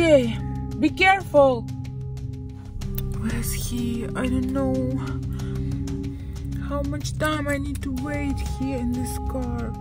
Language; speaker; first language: English; non-native, learner; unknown